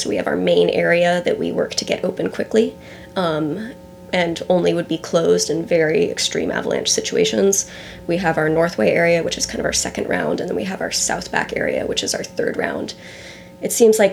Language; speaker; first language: English; native; English